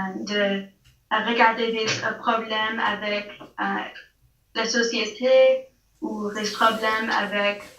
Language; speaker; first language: French; non-native, learner; English